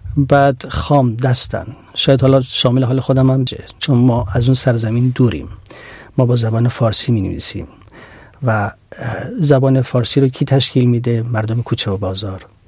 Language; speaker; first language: Persian; non-native, local second language; Central Kurdish